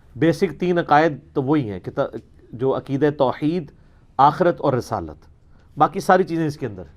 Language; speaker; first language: Urdu; non-native, local second language; Punjabi